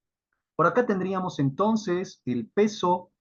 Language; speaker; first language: Spanish; native; Spanish